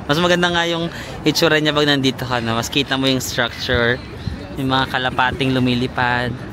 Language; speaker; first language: Filipino; non-native, local second language; Cebuano